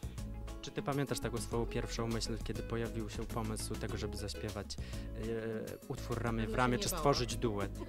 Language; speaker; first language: Polish; native; Polish